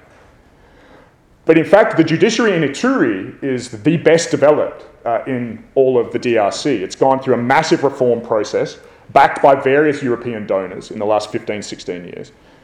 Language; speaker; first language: English; native; English